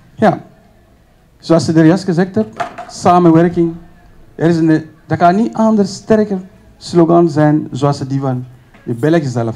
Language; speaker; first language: Dutch; non-native, learner; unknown